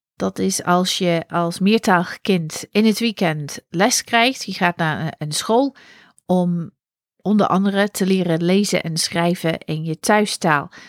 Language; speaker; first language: Dutch; non-native, fluent; English